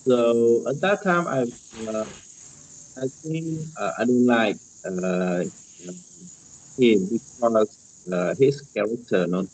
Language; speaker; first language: English; non-native, learner; Vietnamese